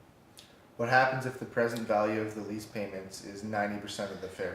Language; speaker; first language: English; native; English